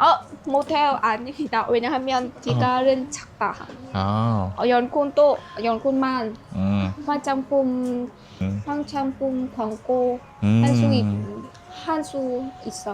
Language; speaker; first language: Korean; non-native, learner; Vietnamese